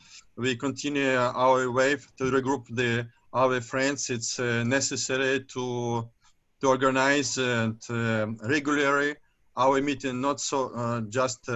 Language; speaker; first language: English; non-native, learner; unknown